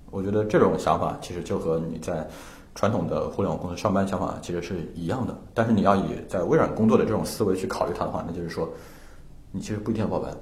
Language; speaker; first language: Chinese; native; Chinese